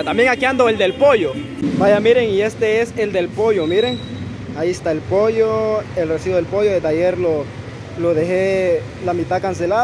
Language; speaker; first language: Spanish; native; Spanish